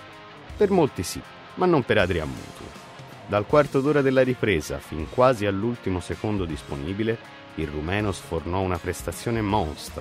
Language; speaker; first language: Italian; native; Italian